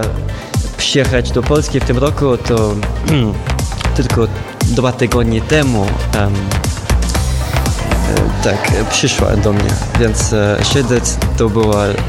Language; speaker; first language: Polish; non-native, learner; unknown